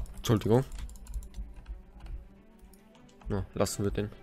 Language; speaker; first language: German; native; German